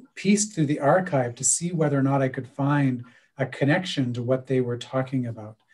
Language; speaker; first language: English; native; English